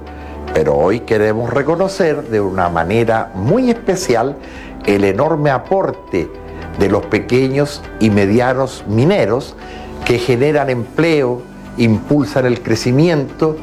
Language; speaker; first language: Spanish; native; Spanish